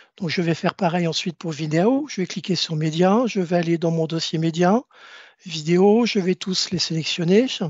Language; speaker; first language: French; native; French